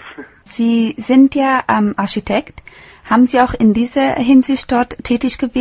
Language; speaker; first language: German; native; German